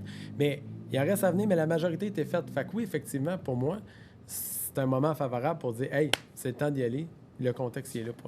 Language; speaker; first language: French; native; French